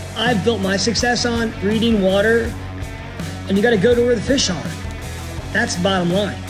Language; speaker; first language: English; native; English